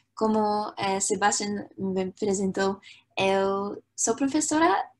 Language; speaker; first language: Portuguese; non-native, fluent; English